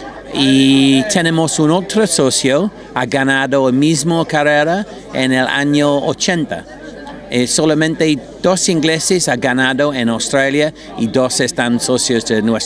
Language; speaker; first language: Spanish; non-native, learner; English